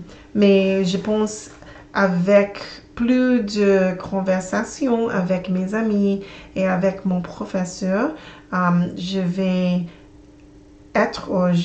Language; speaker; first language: French; non-native, learner; English